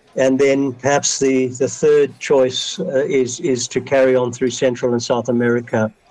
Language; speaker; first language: English; native; English